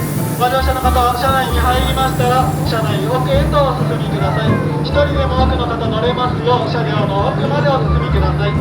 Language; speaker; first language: Japanese; native; Japanese